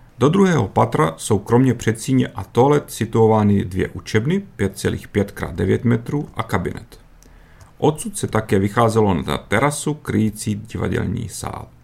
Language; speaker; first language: Czech; early bilingual, heritage; Czech